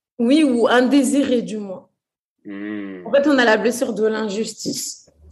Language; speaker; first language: French; early bilingual, other home language; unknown